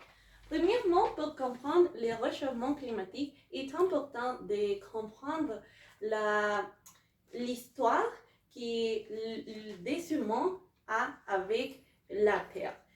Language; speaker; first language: French; non-native, learner; Spanish